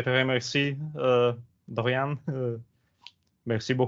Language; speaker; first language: French; non-native, learner; Italian